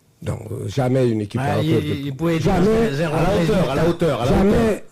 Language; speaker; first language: French; non-native, fluent; Portuguese